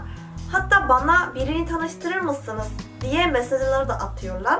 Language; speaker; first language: Turkish; non-native, fluent; Korean